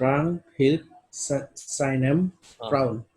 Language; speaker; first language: German; non-native, learner; Indonesian